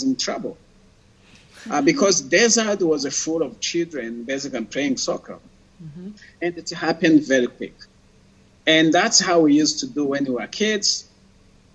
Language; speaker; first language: English; non-native, local second language; Kinyarwanda